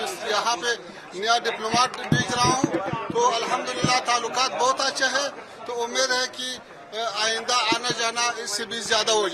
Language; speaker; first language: Hindi; non-native, learner; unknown